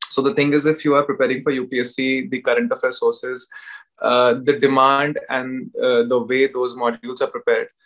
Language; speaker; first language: English; non-native, local second language; Hindi